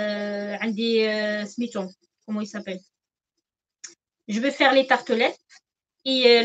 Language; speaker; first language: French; non-native, local second language; Arabic